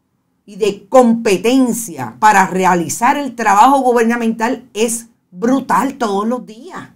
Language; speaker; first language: Spanish; native; Spanish